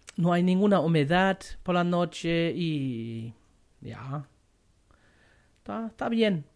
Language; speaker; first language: Spanish; non-native, fluent; German